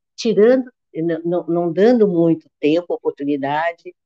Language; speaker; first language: Portuguese; native; Portuguese